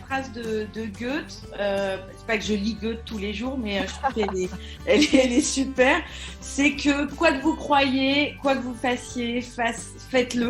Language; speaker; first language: French; native; French